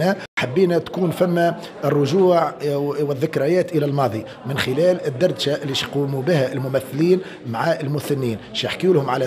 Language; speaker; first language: Arabic; native; Arabic